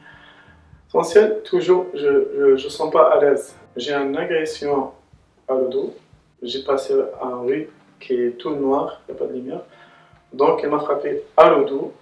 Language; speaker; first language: French; non-native, local second language; Arabic